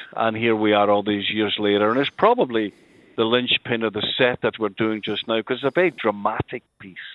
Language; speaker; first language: English; native; English